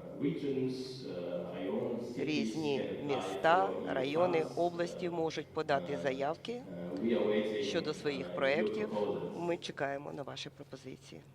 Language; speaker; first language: Ukrainian; native; Ukrainian